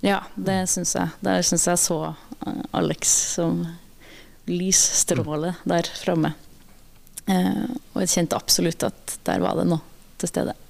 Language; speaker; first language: Norwegian; native; Norwegian